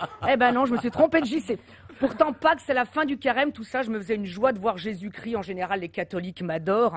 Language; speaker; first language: French; native; French